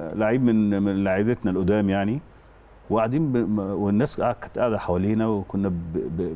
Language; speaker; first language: Arabic; native; Arabic